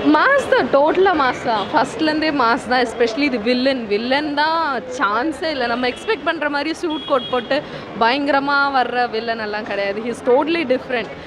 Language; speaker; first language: Tamil; non-native, local second language; Malayalam